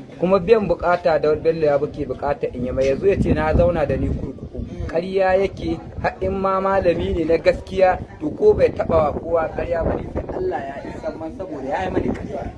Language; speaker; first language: Hausa; non-native, local second language; Fula